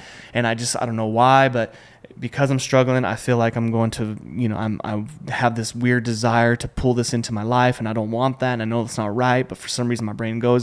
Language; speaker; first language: English; native; English